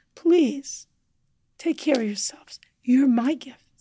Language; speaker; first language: English; native; English